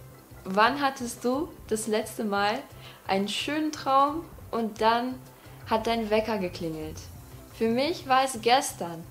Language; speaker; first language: German; non-native, fluent; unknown